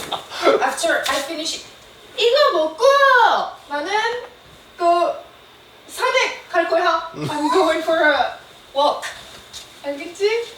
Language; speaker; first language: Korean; non-native, learner; Arabic